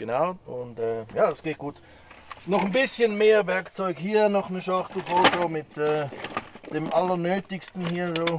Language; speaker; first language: German; native; German